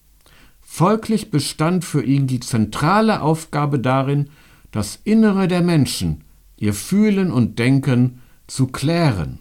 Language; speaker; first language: German; native; German